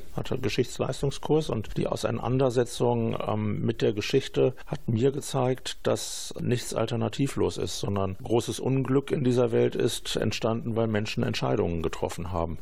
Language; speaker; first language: German; native; German